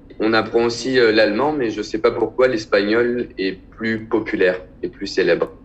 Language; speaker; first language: French; native; French